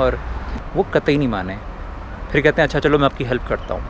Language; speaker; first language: Hindi; native; Hindi